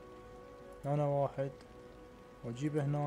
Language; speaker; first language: Arabic; native; Arabic